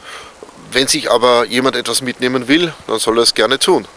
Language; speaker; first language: German; native; German